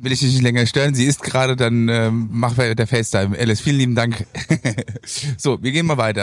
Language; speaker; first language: German; native; German